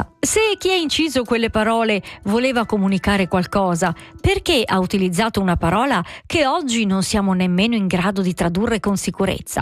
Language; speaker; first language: Italian; native; Italian